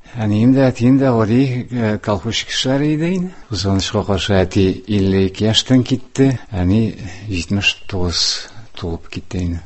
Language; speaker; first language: Tatar; non-native, local second language; Udmurt